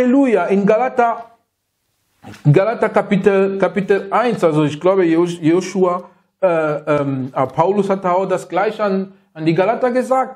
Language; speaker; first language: German; non-native, learner; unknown